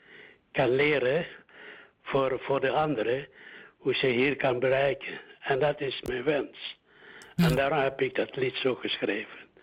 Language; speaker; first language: Dutch; early bilingual, other home language; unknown